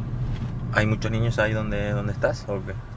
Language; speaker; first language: Spanish; native; Spanish